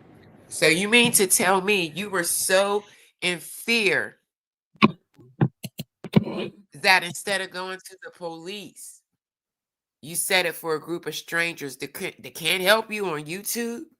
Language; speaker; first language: English; native; English